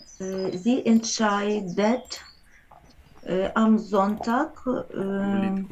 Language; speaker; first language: German; non-native, learner; Ukrainian